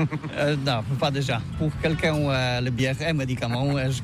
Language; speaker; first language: French; non-native, learner; Polish